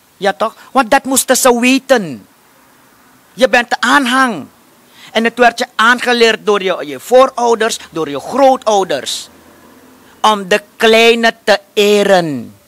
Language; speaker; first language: Dutch; native; Dutch